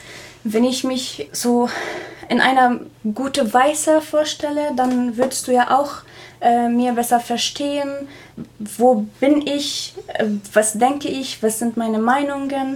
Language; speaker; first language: German; non-native, fluent; Arabic